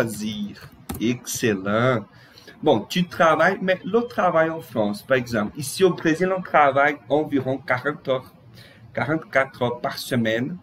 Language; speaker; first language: French; non-native, fluent; Portuguese